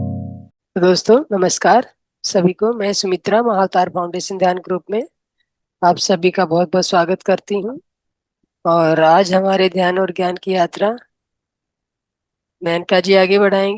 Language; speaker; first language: Hindi; native; Hindi